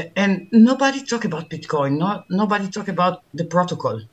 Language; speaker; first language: English; non-native, learner; Italian